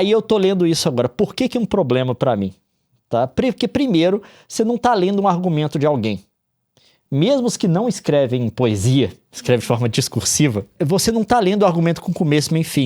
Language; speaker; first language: Portuguese; native; Portuguese